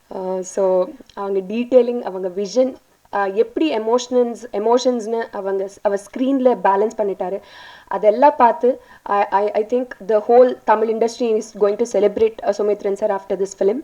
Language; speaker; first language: Tamil; non-native, learner; Telugu